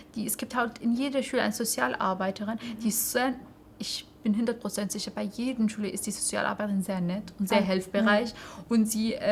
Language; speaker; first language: German; non-native, fluent; Arabic